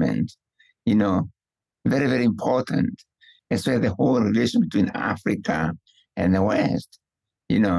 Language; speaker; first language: English; non-native, local second language; Kikuyu